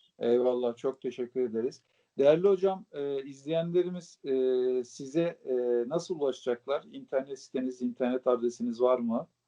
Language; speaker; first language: Turkish; native; Turkish